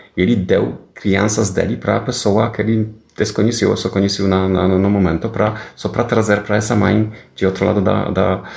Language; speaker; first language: Portuguese; non-native, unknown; Polish